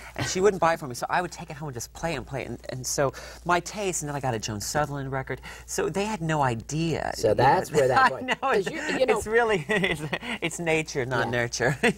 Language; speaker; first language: English; native; English